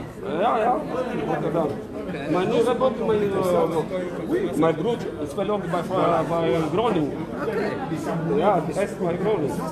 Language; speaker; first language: Dutch; non-native, learner; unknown